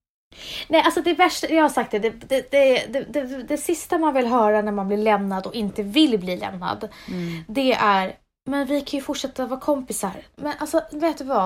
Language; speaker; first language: Swedish; native; Swedish